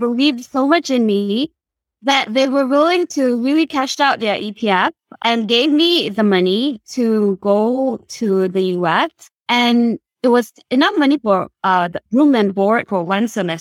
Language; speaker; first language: English; non-native, local second language; Cantonese